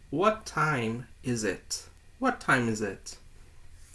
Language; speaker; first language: English; non-native, fluent; Portuguese